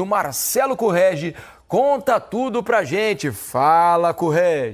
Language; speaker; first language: Portuguese; native; Portuguese